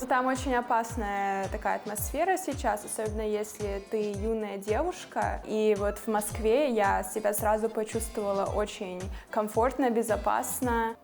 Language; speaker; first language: Russian; non-native, fluent; English